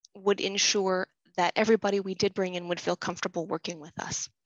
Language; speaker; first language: English; native; English